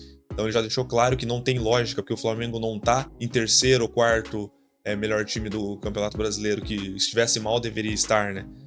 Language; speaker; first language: Portuguese; native; Portuguese